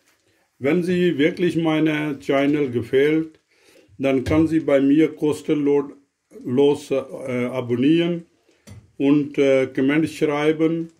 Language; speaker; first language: German; non-native, learner; Urdu